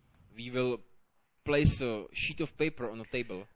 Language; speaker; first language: English; non-native, fluent; Czech